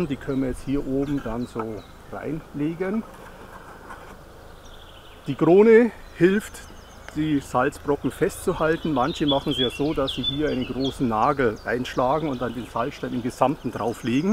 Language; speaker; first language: German; native; German